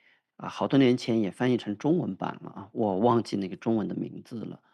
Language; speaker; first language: Chinese; native; Chinese